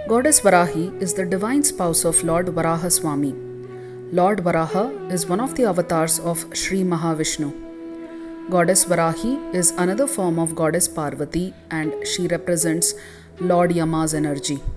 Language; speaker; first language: English; non-native, local second language; Kannada